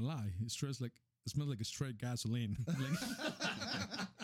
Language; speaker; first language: English; non-native, fluent; Spanish